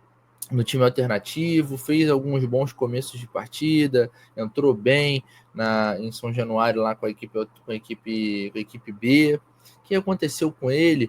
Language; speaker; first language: Portuguese; native; Portuguese